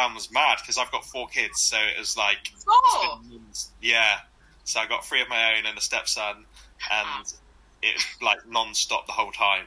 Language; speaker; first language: English; native; English